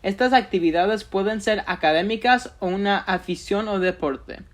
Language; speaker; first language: Spanish; early bilingual, other home language; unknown